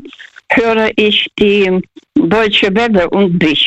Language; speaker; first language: German; early bilingual, heritage; Russian